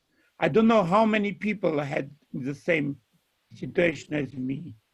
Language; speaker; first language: English; non-native, fluent; Russian